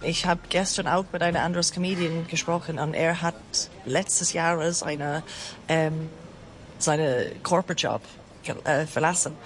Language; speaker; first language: German; non-native, fluent; English